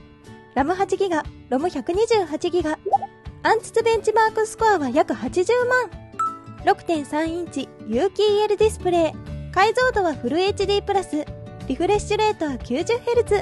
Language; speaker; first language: Japanese; native; Japanese